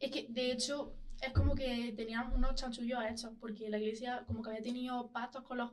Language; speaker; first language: Spanish; native; Spanish